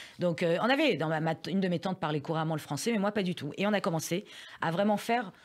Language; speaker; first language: French; early bilingual, other home language; Persian